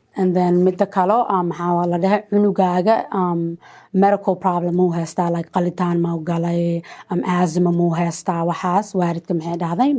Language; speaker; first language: Somali; early bilingual, heritage; Somali